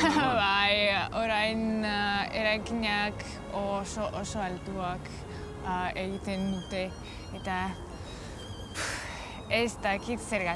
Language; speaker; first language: Basque; non-native, learner; Russian